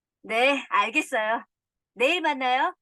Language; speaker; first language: Korean; non-native, learner; Indonesian